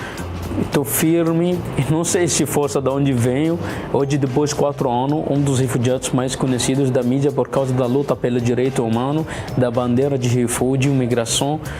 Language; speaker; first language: Portuguese; non-native, learner; Arabic